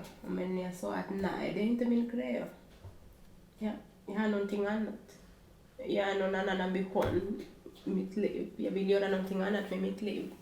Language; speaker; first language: Swedish; non-native, fluent; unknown